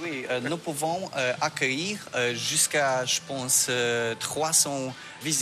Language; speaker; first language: French; non-native, learner; Polish